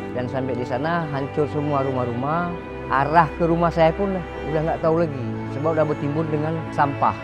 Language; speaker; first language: Indonesian; non-native, local second language; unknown